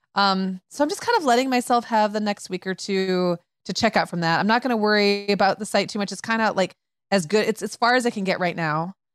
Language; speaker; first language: English; native; English